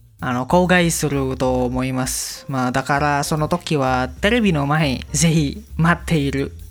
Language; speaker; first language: Japanese; non-native, learner; Indonesian